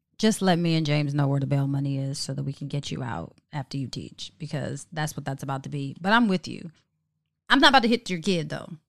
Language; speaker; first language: English; native; English